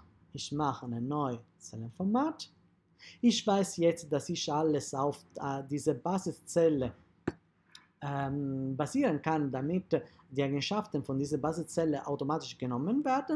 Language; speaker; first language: German; non-native, fluent; Italian